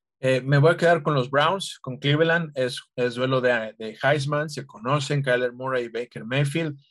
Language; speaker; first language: Spanish; native; Spanish